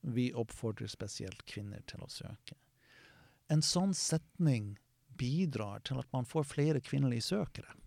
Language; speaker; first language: Norwegian; non-native, fluent; English